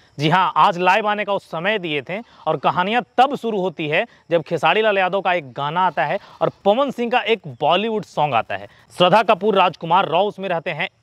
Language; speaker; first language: Hindi; native; Hindi